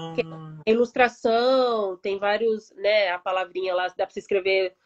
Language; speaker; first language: Portuguese; early bilingual, heritage; Japanese